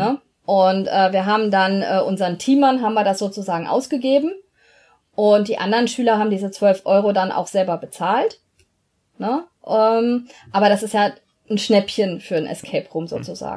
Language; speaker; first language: German; native; German